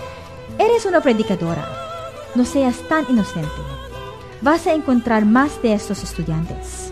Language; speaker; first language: Spanish; non-native, fluent; Filipino